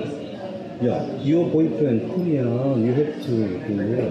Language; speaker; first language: English; non-native, learner; Korean